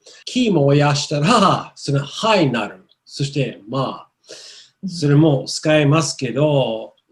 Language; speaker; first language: Japanese; non-native, learner; English